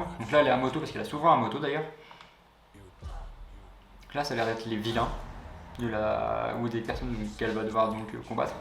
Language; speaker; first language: French; native; French